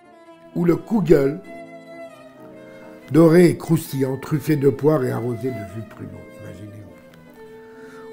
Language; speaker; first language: French; native; French